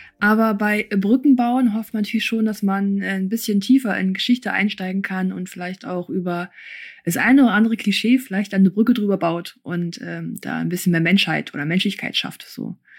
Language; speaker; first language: German; early bilingual, other home language; Russian